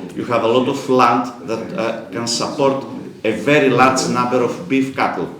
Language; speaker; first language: English; non-native, fluent; Greek